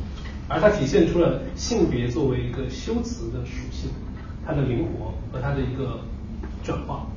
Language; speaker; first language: Chinese; native; Chinese